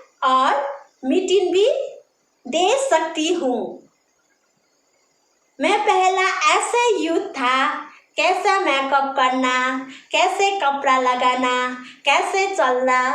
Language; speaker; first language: Hindi; non-native, local second language; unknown